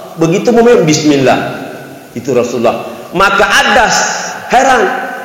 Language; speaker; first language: Malay; non-native, local second language; Achinese